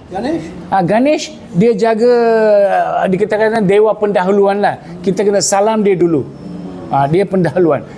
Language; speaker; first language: Malay; non-native, local second language; Tamil